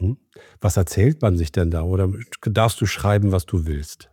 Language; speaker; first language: German; native; German